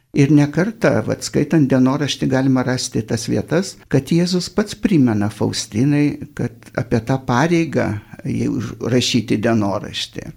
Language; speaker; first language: Lithuanian; native; Lithuanian